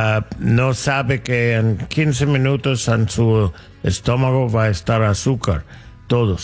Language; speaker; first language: Spanish; non-native, learner; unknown